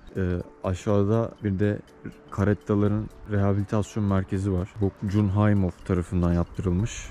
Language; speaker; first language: Turkish; native; Turkish